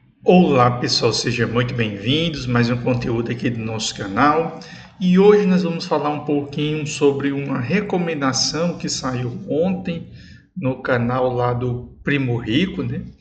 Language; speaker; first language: Portuguese; native; Portuguese